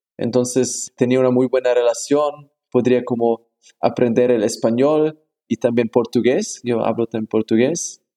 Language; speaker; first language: Spanish; non-native, fluent; German